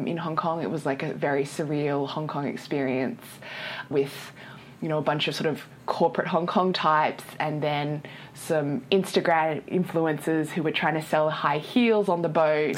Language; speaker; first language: English; native; English